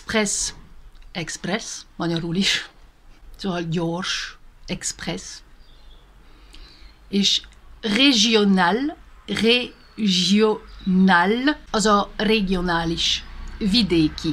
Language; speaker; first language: Hungarian; early bilingual, heritage; Hungarian